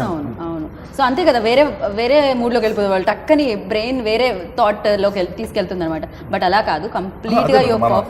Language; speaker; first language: Telugu; native; Telugu